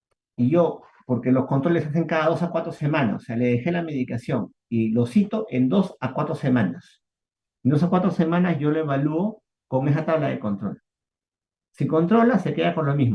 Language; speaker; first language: Spanish; native; Spanish